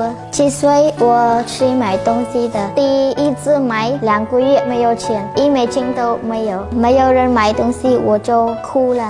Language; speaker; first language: Chinese; non-native, learner; Khmer